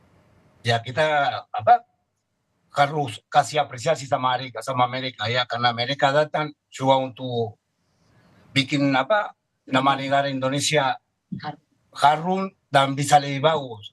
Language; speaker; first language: Indonesian; non-native, fluent; Spanish